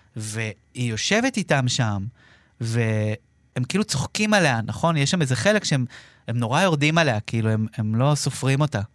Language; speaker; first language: Hebrew; native; Hebrew